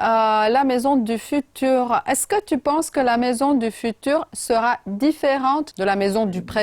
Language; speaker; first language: French; non-native, fluent; Romanian